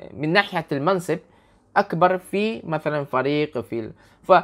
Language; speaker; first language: Arabic; non-native, fluent; Korean